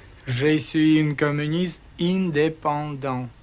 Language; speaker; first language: French; non-native, learner; Russian